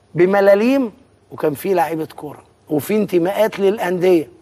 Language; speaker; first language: Arabic; native; Arabic